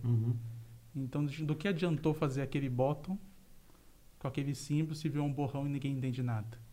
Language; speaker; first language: Portuguese; native; Portuguese